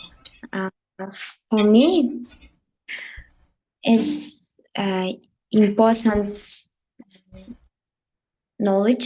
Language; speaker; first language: English; non-native, learner; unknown